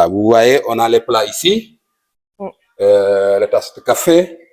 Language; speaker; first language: French; non-native, local second language; Wolof